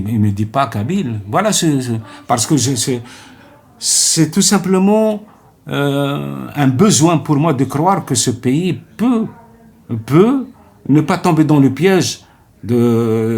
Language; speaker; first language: French; non-native, local second language; Arabic